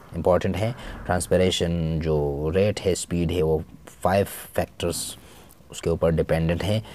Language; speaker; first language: Urdu; non-native, local second language; Pashto